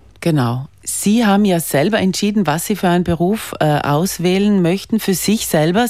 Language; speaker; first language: German; native; German